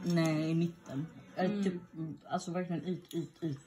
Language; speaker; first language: Swedish; early bilingual, other home language; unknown